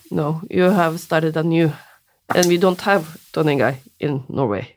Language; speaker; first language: English; non-native, learner; Norwegian